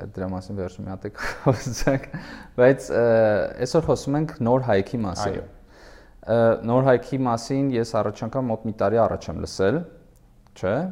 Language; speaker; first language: Armenian; native; Armenian